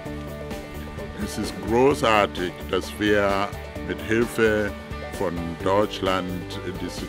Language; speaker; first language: German; non-native, fluent; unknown